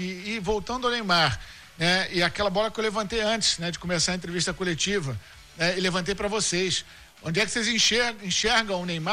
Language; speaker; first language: Portuguese; native; Portuguese